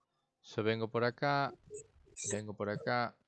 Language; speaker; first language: Spanish; native; Spanish